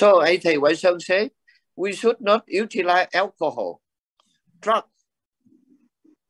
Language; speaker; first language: English; non-native, learner; Vietnamese